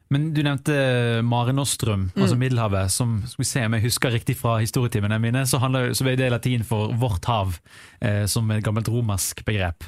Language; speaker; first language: Norwegian; native; Norwegian